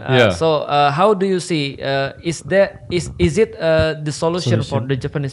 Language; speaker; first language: English; non-native, fluent; Indonesian